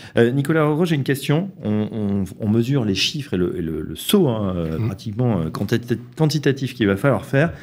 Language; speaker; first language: French; native; French